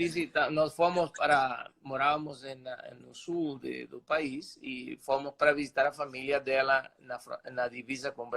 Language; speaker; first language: Portuguese; non-native, fluent; Spanish